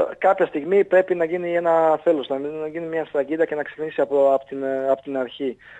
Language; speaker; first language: Greek; non-native, fluent; Serbian